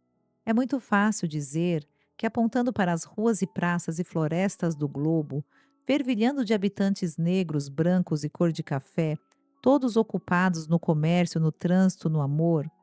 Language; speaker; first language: Portuguese; native; Portuguese